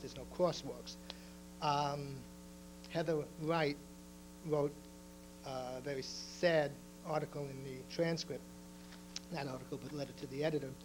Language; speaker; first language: English; native; English